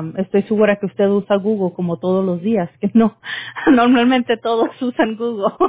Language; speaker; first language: Spanish; early bilingual, heritage; Spanish